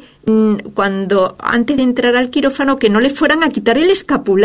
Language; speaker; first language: Spanish; native; Spanish